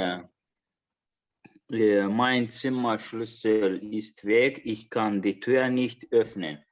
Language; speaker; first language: German; non-native, learner; Azerbaijani